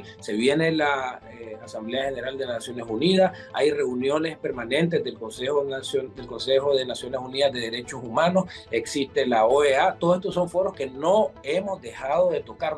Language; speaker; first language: Spanish; native; Spanish